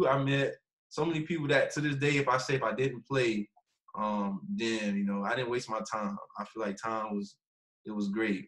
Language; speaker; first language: English; native; English